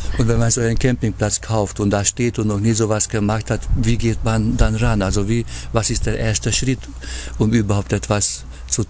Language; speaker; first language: German; native; German